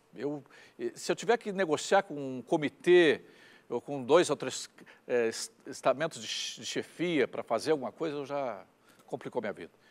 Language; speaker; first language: Portuguese; native; Portuguese